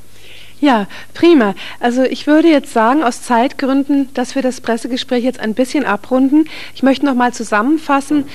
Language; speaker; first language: German; native; German